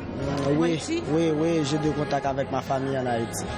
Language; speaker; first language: French; non-native, local second language; Haitian Creole